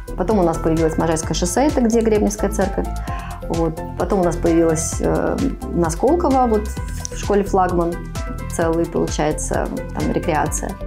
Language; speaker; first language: Russian; native; Russian